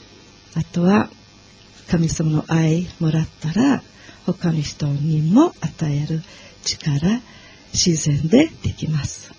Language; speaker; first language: Japanese; non-native, learner; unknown